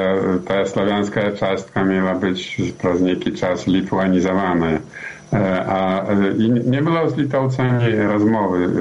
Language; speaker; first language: Polish; non-native, learner; Belarusian